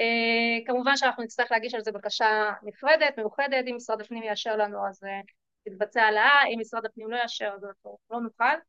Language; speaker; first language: Hebrew; native; Hebrew